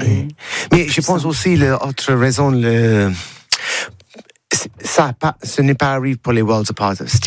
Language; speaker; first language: French; non-native, learner; English